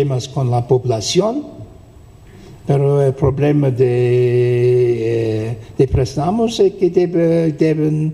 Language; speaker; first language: Spanish; non-native, fluent; English